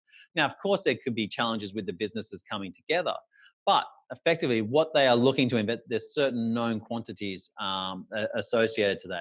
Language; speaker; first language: English; native; English